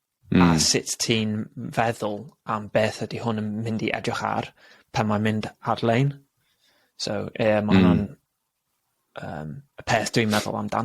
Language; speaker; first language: Welsh; non-native, local second language; English